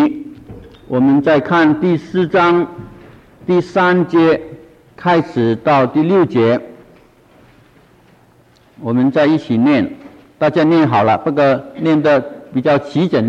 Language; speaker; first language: Chinese; non-native, local second language; Cantonese